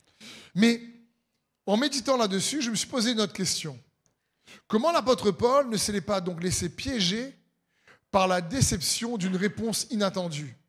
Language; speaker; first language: French; native; French